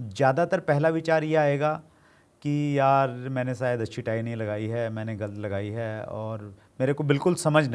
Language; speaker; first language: Hindi; native; Hindi